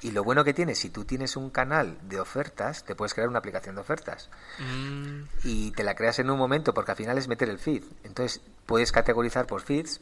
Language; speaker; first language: Spanish; native; Spanish